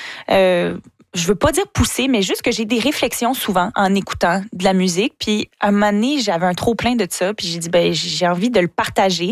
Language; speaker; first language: French; native; French